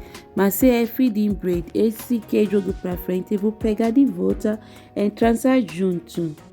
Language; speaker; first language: Portuguese; non-native, learner; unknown